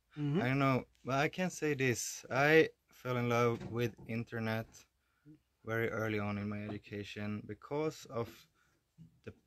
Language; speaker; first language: English; non-native, fluent; Swedish